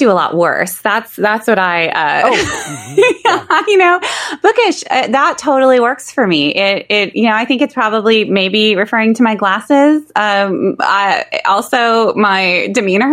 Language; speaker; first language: English; native; English